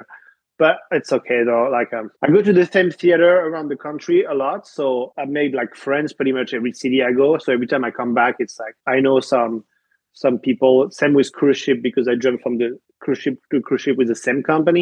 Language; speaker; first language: English; non-native, fluent; French